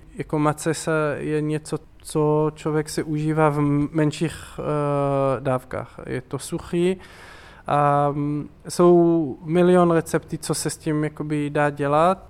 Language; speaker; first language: Czech; non-native, fluent; Hebrew